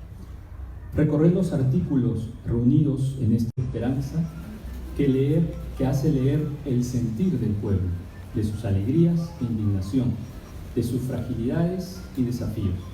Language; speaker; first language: Spanish; native; Spanish